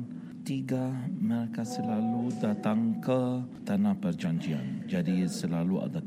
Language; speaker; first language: Indonesian; non-native, fluent; Arabic